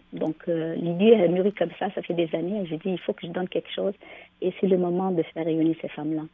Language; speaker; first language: French; non-native, local second language; Arabic